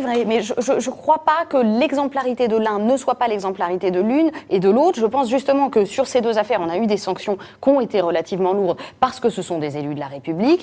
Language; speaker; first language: French; native; French